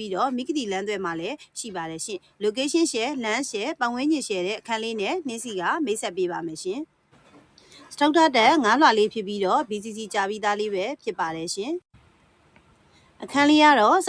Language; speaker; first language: Burmese; native; Burmese